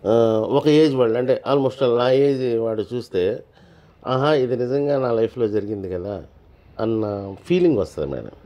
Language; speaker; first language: Telugu; native; Telugu